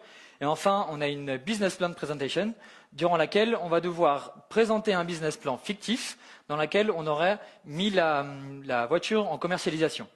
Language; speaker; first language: French; native; French